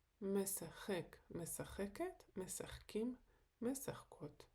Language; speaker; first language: Hebrew; non-native, fluent; Ukrainian